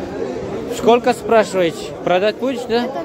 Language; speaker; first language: Russian; non-native, local second language; Kyrgyz